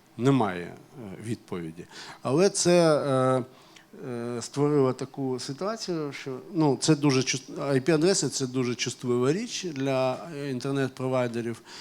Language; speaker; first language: Ukrainian; non-native, local second language; Russian